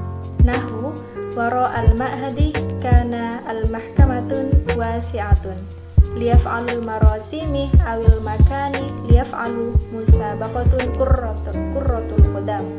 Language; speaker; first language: Arabic; non-native, learner; Indonesian